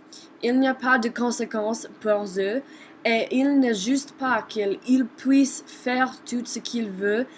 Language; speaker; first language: French; non-native, learner; English